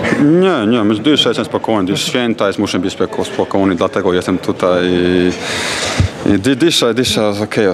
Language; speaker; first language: Polish; non-native, fluent; Croatian